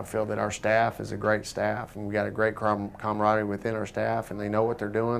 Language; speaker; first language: English; native; English